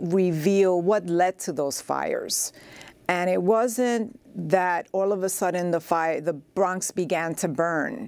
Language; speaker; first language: English; native; English